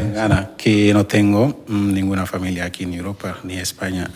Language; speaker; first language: Spanish; non-native, learner; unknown